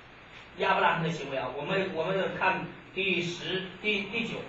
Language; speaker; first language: Chinese; native; Chinese